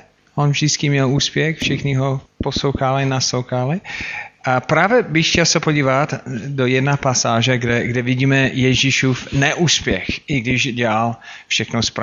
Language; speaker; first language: Czech; non-native, fluent; English